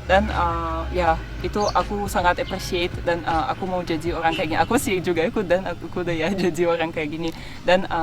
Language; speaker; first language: Indonesian; non-native, fluent; Russian